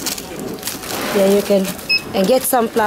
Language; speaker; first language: English; non-native, local second language; Filipino